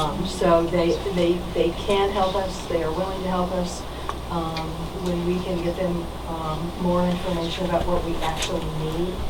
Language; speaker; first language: English; native; English